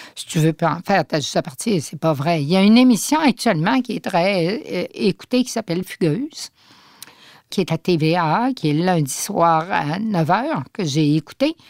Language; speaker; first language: French; native; French